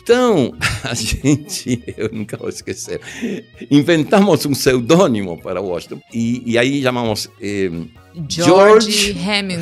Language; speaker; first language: Portuguese; non-native, fluent; Spanish